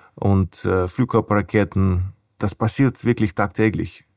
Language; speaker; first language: German; non-native, fluent; Ukrainian